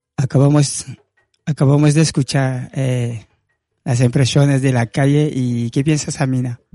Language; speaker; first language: Spanish; non-native, fluent; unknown